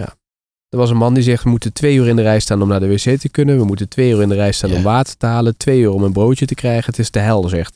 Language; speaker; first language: Dutch; native; Dutch